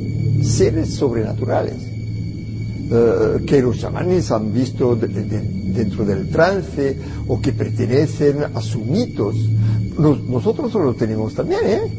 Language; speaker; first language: Spanish; non-native, fluent; French